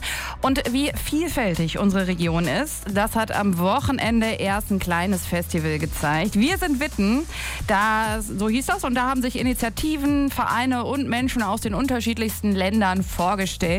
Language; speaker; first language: German; native; German